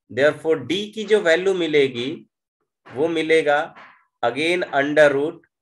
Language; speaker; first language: Hindi; native; Hindi